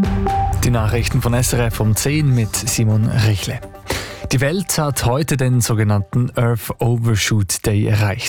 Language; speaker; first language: German; native; German